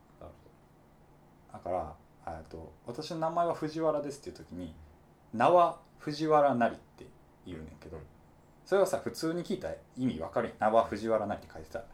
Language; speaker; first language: Japanese; native; Japanese